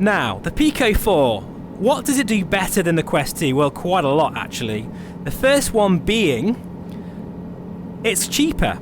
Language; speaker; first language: English; native; English